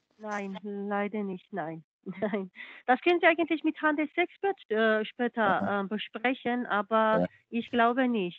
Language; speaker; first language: German; non-native, fluent; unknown